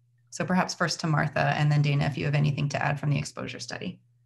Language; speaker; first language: English; native; English